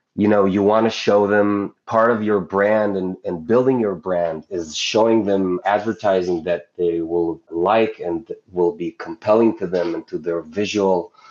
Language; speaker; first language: English; non-native, fluent; Hebrew